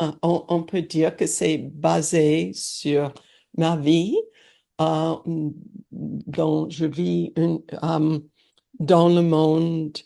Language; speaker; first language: French; non-native, learner; English